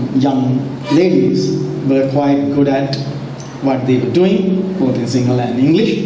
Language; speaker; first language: English; non-native, local second language; Sinhala